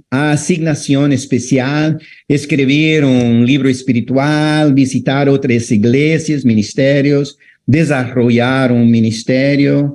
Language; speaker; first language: Spanish; non-native, fluent; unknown